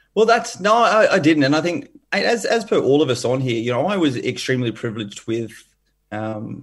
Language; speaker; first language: English; native; English